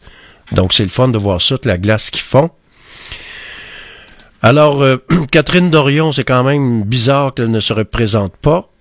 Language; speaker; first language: French; native; French